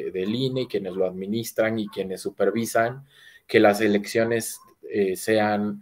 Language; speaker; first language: Spanish; native; Spanish